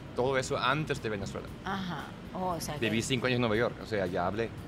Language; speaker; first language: Spanish; non-native, fluent; German